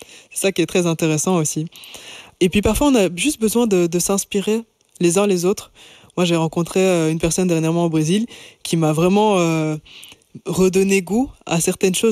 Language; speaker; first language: French; native; French